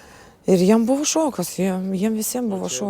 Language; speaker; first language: Lithuanian; early bilingual, other home language; Russian